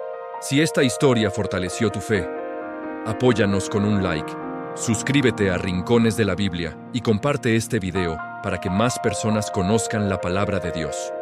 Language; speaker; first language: Spanish; native; Spanish